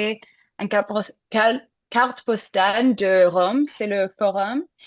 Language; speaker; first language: French; non-native, fluent; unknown